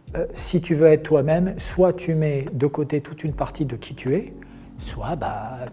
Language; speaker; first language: French; non-native, local second language; Arabic